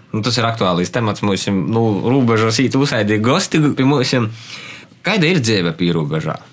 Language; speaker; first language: Latvian; native; Latvian